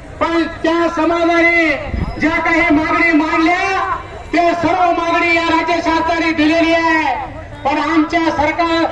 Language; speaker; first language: Marathi; non-native, local second language; Lambadi